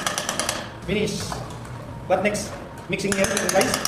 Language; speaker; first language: English; non-native, local second language; Filipino